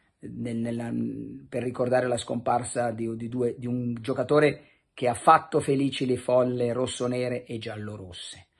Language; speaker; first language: Italian; native; Italian